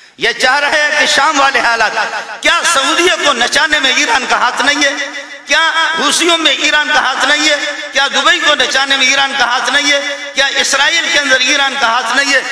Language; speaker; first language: Urdu; non-native, local second language; Baluchi